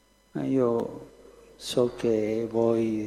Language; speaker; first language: Italian; non-native, fluent; Spanish